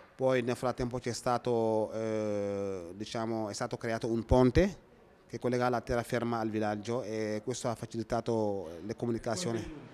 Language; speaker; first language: Italian; non-native, fluent; Wolof